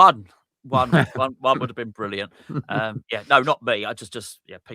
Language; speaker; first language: English; native; English